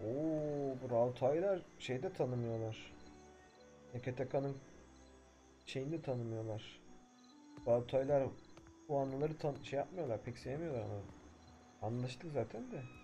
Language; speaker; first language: Turkish; native; Turkish